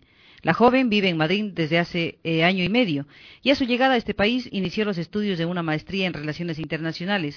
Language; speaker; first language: Spanish; native; Spanish